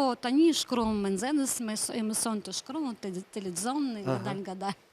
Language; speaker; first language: Albanian; early bilingual, heritage; Albanian